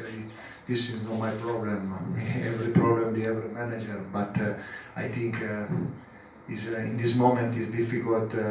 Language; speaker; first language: English; non-native, learner; Italian